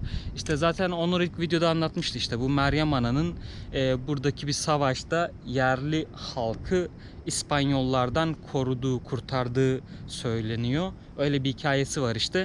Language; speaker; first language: Turkish; native; Turkish